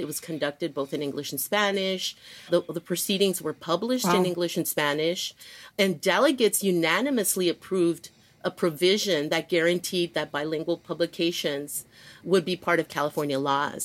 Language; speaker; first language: English; native; English